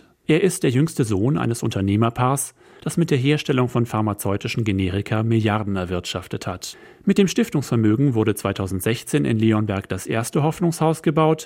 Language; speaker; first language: German; native; German